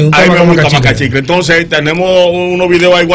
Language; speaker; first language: Spanish; native; Spanish